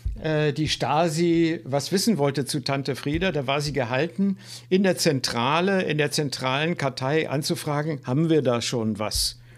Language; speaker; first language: German; native; German